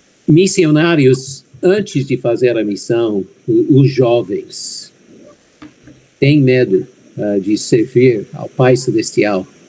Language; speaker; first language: Portuguese; non-native, fluent; English